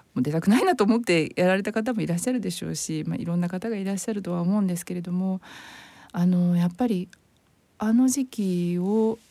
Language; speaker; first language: Japanese; native; Japanese